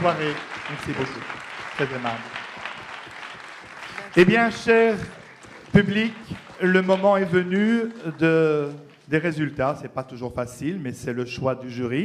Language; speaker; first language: French; native; French